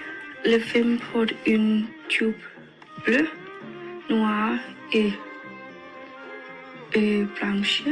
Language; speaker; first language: French; non-native, learner; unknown